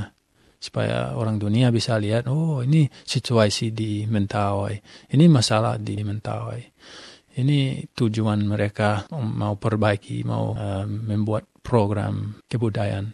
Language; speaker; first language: Indonesian; non-native, fluent; English